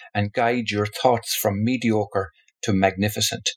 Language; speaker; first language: English; native; English